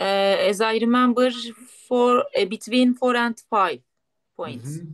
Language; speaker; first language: English; non-native, learner; Turkish